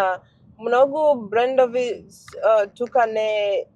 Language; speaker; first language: Macedonian; non-native, learner; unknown